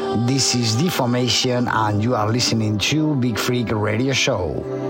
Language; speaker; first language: English; non-native, fluent; Spanish